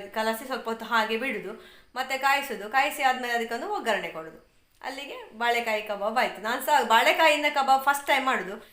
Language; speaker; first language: Kannada; native; Kannada